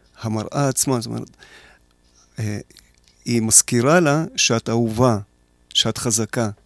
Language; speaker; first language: Hebrew; early bilingual, other home language; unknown